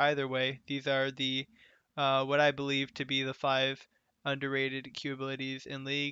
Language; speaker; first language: English; native; English